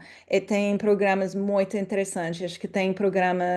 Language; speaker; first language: Portuguese; non-native, fluent; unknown